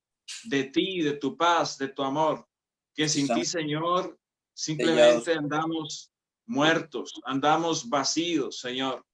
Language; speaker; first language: Spanish; native; Spanish